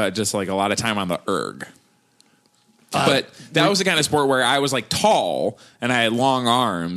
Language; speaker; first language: English; native; English